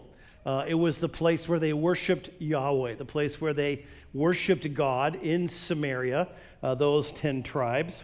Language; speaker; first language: English; native; English